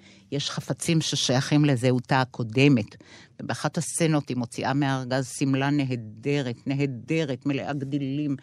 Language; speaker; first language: Hebrew; native; Hebrew